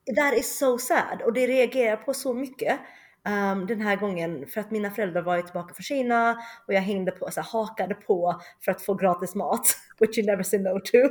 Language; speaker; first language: Swedish; early bilingual, other home language; Chinese